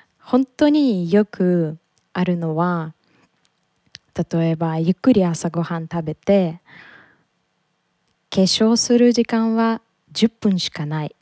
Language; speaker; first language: Japanese; non-native, learner; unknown